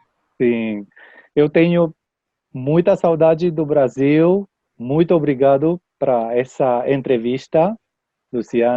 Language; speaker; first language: Portuguese; non-native, learner; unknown